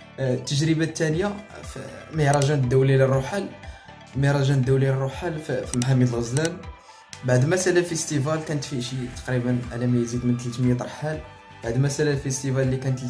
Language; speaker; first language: Arabic; native; Arabic